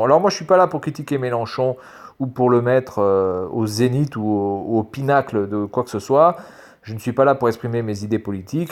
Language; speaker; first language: French; native; French